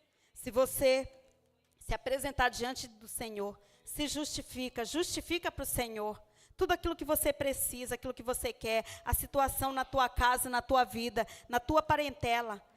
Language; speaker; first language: Portuguese; native; Portuguese